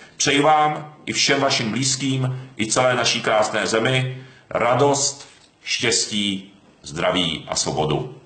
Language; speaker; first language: Czech; early bilingual, other home language; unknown